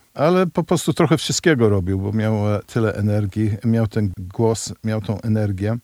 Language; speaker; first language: Polish; non-native, fluent; English